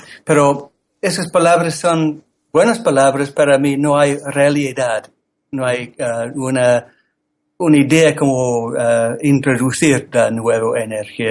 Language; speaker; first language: Spanish; non-native, learner; English